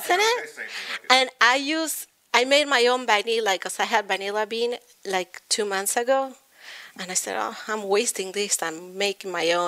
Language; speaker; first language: English; non-native, fluent; Spanish